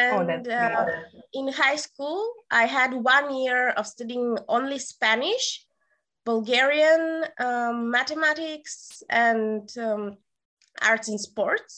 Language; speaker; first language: English; non-native, fluent; Bulgarian